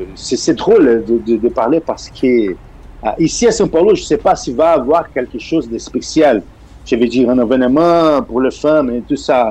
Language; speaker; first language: French; non-native, fluent; Portuguese